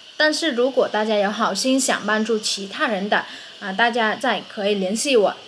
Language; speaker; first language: Chinese; non-native, fluent; Vietnamese